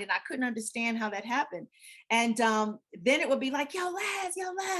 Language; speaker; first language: English; native; English